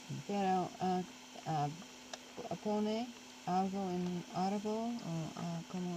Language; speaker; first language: Spanish; non-native, learner; English